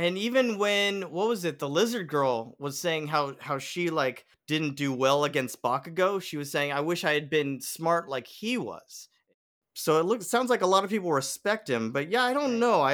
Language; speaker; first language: English; native; English